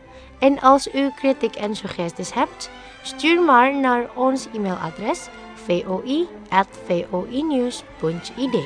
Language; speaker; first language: Dutch; non-native, fluent; Indonesian